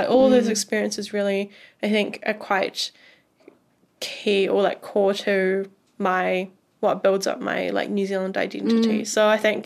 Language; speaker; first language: English; native; English